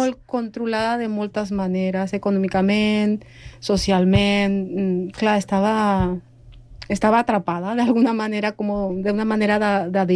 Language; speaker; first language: Catalan; non-native, fluent; Spanish